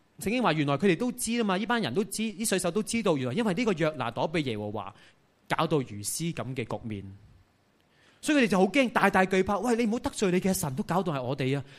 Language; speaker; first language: Chinese; non-native, local second language; Cantonese